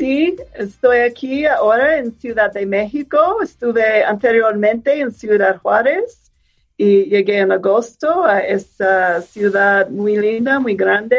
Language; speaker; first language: Spanish; non-native, fluent; English